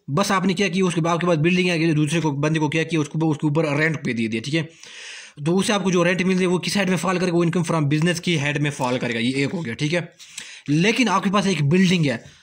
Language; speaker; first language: Urdu; native; Urdu